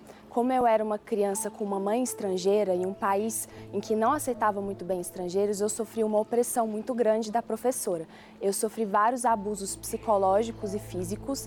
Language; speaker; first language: Portuguese; early bilingual, other home language; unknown